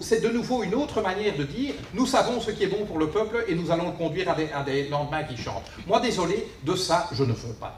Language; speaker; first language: French; native; French